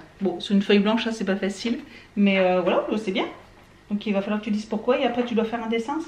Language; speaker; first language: French; native; French